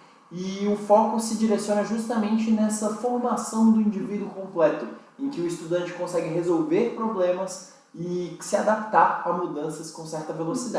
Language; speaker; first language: Portuguese; native; Portuguese